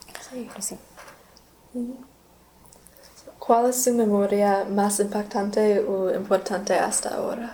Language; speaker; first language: Spanish; non-native, learner; English